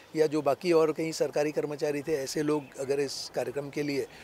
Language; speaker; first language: Hindi; non-native, local second language; Marathi